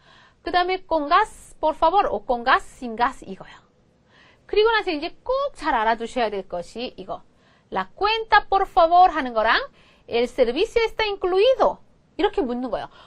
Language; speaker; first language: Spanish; non-native, fluent; Korean